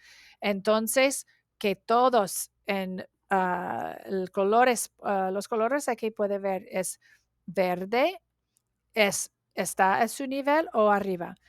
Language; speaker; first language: Spanish; non-native, learner; English